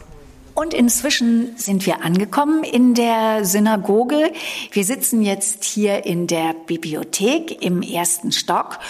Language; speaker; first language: German; native; German